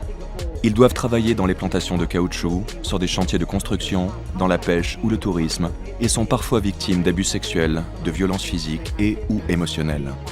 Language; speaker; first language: French; native; French